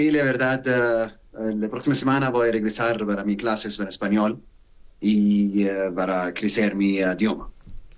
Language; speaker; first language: Spanish; non-native, learner; Arabic